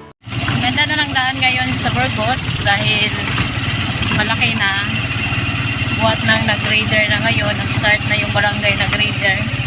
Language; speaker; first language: Filipino; non-native, local second language; Cebuano